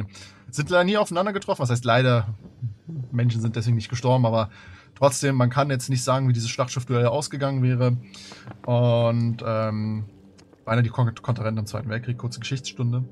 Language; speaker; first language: German; native; German